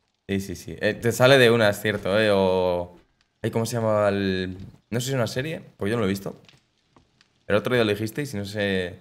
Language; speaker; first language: Spanish; native; Spanish